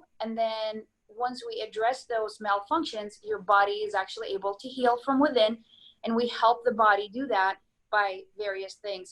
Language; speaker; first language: English; non-native, fluent; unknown